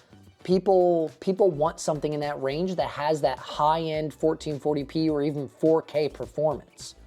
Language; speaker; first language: English; native; English